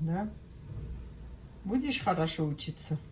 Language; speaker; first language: Russian; non-native, fluent; Armenian